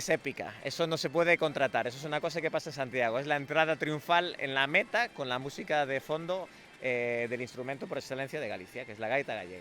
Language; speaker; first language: Spanish; native; Spanish